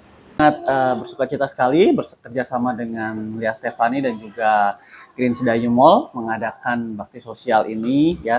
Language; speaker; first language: Indonesian; native; Indonesian